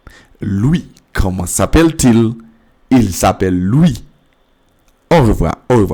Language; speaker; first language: French; non-native, fluent; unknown